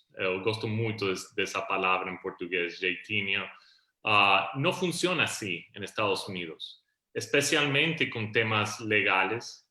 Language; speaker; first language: Portuguese; non-native, fluent; Spanish